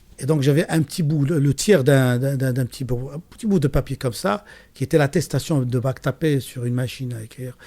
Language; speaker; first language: French; non-native, local second language; Arabic